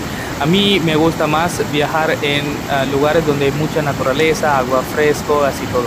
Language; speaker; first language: Spanish; non-native, learner; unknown